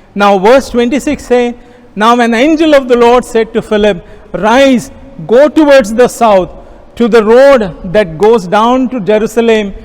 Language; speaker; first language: English; non-native, local second language; Kannada